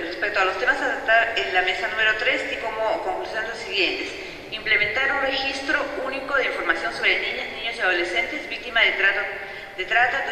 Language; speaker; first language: Spanish; native; Spanish